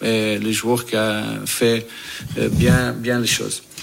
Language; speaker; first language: French; non-native, learner; Portuguese